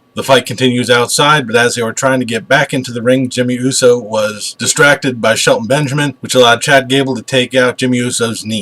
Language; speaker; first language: English; native; English